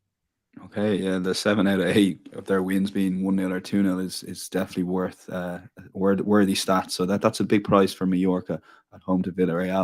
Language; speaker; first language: English; native; English